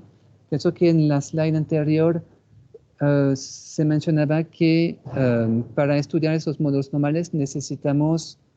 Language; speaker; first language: Spanish; non-native, fluent; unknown